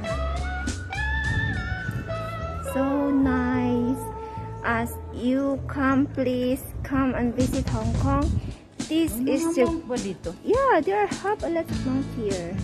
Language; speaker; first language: English; non-native, local second language; Filipino